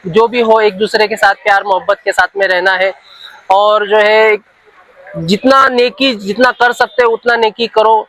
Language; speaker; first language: Hindi; non-native, local second language; Urdu